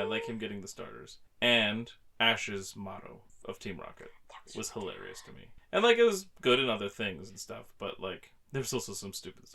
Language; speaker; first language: English; native; English